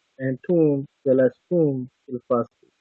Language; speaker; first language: Arabic; non-native, learner; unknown